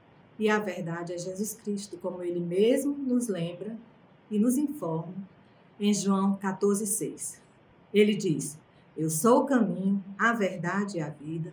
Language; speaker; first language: Portuguese; native; Portuguese